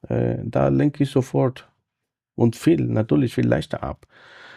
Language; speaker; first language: German; non-native, fluent; Spanish